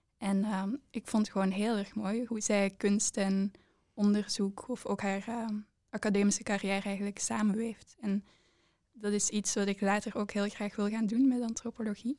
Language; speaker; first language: Dutch; native; Dutch